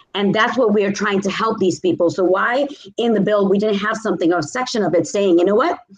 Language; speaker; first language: English; native; English